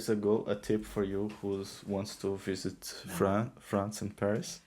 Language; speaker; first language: English; non-native, fluent; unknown